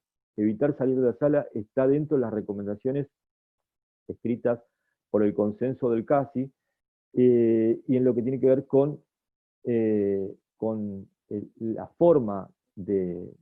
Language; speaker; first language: Spanish; native; Spanish